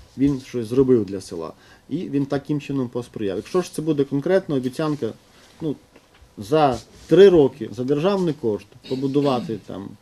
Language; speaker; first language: Ukrainian; native; Ukrainian